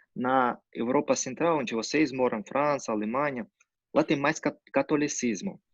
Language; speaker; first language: Portuguese; non-native, fluent; Russian